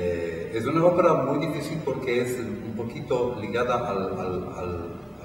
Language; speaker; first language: Spanish; non-native, fluent; Italian